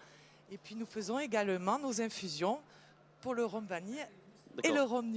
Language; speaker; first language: French; native; French